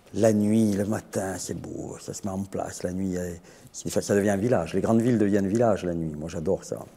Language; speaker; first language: French; native; French